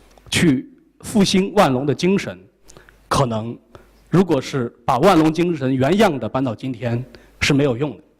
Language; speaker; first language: Chinese; native; Chinese